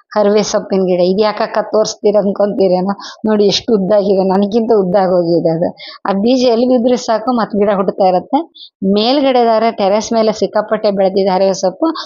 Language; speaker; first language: Kannada; native; Kannada